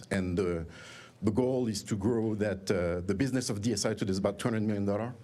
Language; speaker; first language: English; non-native, fluent; French